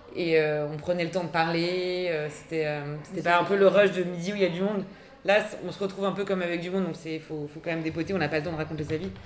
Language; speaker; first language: French; native; French